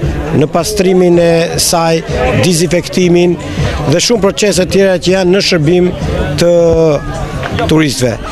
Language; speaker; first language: Albanian; native; Albanian